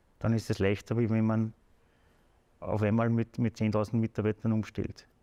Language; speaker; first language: German; native; German